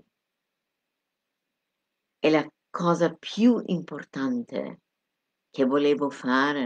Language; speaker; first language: Italian; non-native, fluent; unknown